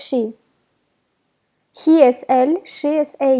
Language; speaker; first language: English; non-native, fluent; Russian